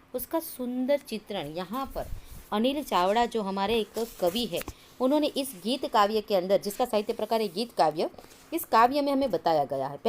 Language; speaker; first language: Hindi; non-native, local second language; Gujarati